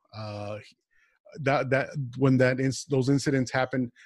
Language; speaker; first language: English; native; English